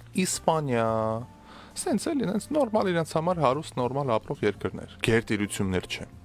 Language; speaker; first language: Armenian; native; Armenian